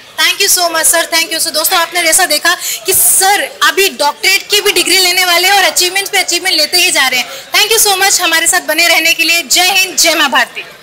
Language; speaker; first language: Hindi; native; Hindi